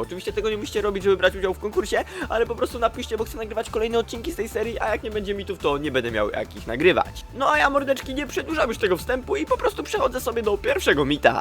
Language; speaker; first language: Polish; native; Polish